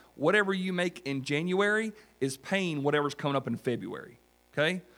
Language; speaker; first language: English; native; English